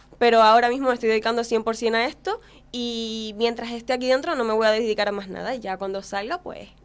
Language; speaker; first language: Spanish; native; Spanish